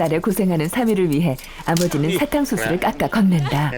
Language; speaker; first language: Korean; native; Korean